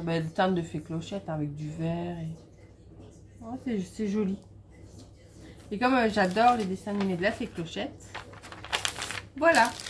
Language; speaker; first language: French; native; French